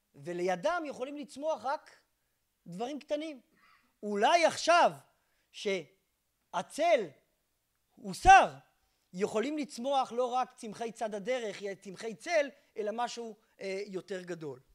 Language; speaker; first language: Hebrew; native; Hebrew